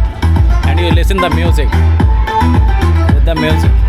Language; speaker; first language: English; non-native, learner; Hindi